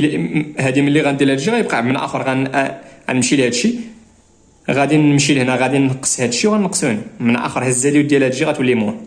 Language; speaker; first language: Arabic; native; Arabic